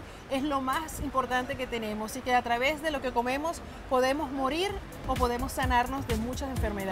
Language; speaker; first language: Spanish; native; Spanish